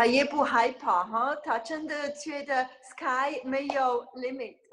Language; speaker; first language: Chinese; non-native, fluent; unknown